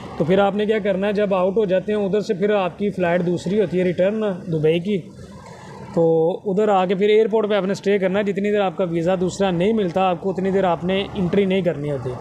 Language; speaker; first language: Urdu; non-native, local second language; Punjabi